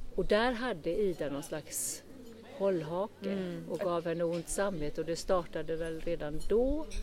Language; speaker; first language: Swedish; early bilingual, other home language; Estonian